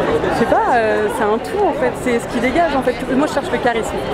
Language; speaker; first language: French; native; French